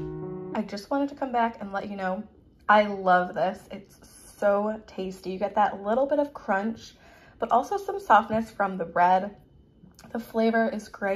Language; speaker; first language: English; native; English